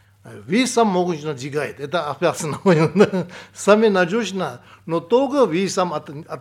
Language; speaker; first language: Russian; non-native, learner; Tibetan